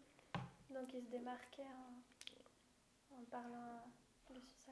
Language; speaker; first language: French; native; French